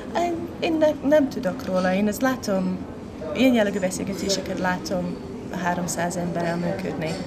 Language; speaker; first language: Hungarian; non-native, fluent; English